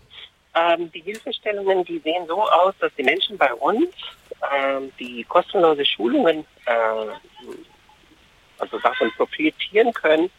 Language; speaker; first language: German; non-native, fluent; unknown